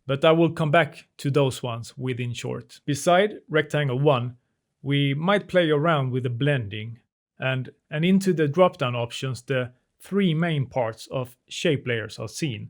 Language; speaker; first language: English; non-native, fluent; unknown